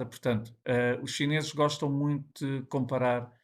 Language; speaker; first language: Portuguese; native; Portuguese